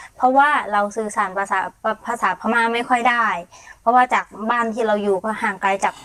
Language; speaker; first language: Thai; non-native, fluent; Mon